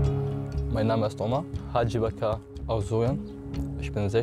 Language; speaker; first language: German; non-native, learner; Arabic